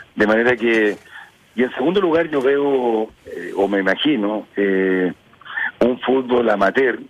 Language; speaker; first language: Spanish; native; Spanish